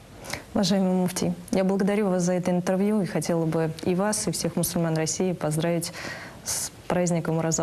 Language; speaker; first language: Russian; native; Russian